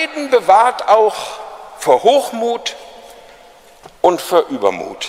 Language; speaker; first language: German; native; German